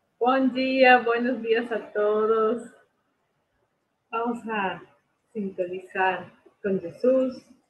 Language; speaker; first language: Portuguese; non-native, learner; Spanish